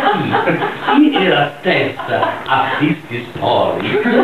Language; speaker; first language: Greek; non-native, learner; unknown